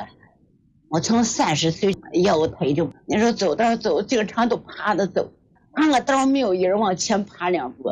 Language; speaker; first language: Chinese; native; Chinese